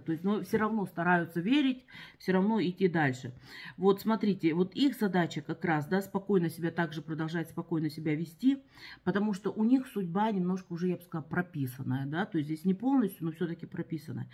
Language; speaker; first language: Russian; native; Russian